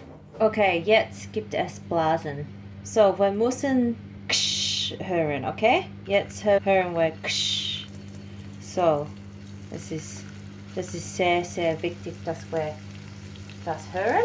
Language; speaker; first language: German; non-native, learner; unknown